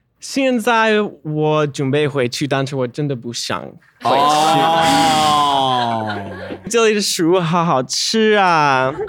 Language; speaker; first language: Chinese; non-native, learner; English